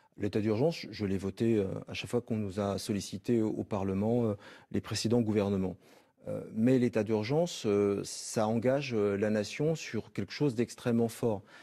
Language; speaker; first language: French; native; French